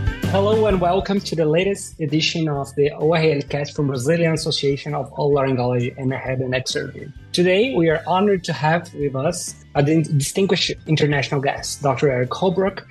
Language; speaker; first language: English; non-native, fluent; Portuguese